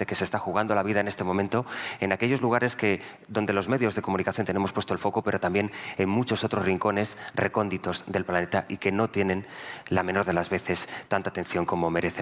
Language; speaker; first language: Spanish; native; Spanish